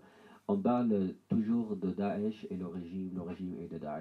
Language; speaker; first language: French; non-native, learner; Arabic